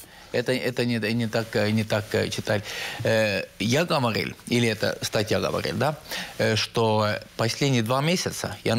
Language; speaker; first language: Russian; non-native, local second language; Estonian